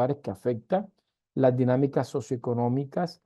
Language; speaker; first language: Spanish; native; Spanish